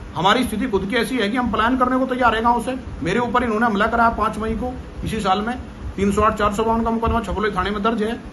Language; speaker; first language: Hindi; native; Hindi